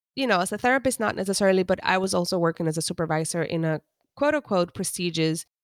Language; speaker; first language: English; non-native, fluent; Spanish